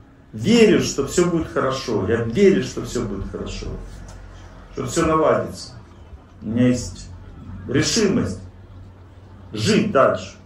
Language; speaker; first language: Russian; native; Russian